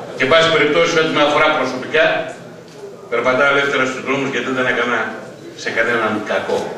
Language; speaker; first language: Greek; native; Greek